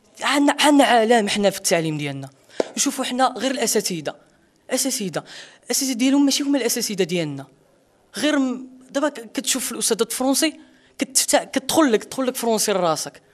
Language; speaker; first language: Arabic; non-native, local second language; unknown